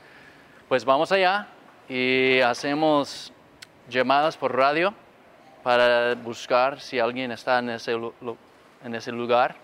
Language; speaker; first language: Spanish; non-native, fluent; English